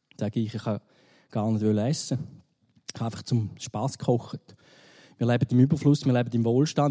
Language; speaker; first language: German; native; German